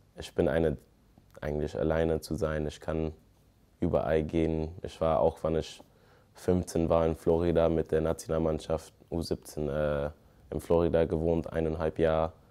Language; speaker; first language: German; non-native, fluent; English